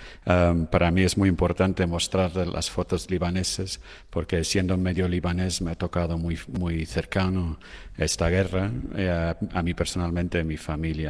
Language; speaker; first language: Spanish; non-native, fluent; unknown